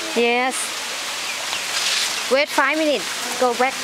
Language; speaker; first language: English; non-native, learner; Thai